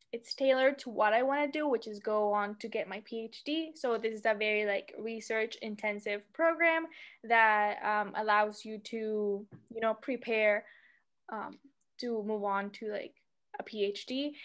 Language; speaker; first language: English; non-native, fluent; Spanish